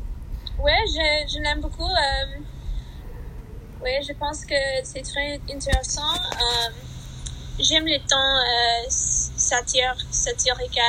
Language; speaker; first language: French; non-native, learner; English